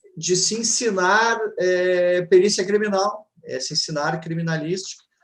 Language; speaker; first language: Portuguese; native; Portuguese